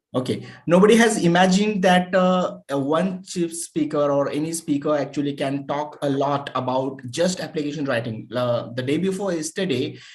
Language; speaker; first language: English; non-native, local second language; Marathi